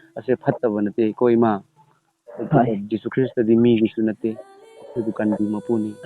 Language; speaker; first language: Manipuri; native; Manipuri